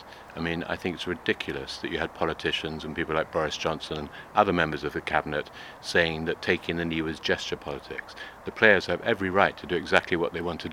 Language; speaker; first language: English; native; English